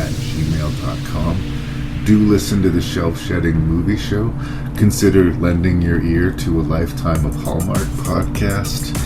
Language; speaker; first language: English; native; English